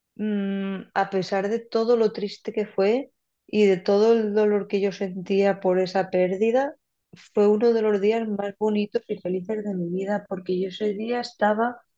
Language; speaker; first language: Spanish; native; Spanish